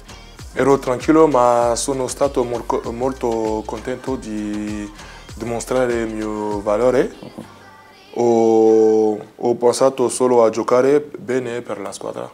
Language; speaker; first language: Italian; non-native, learner; French